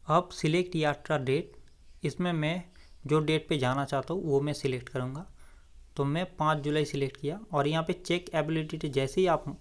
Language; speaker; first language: Hindi; non-native, local second language; Bangla